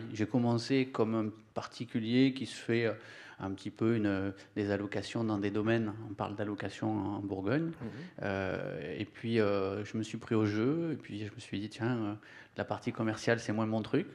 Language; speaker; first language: French; native; French